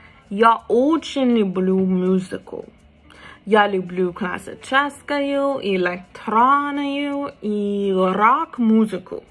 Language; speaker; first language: Russian; non-native, learner; English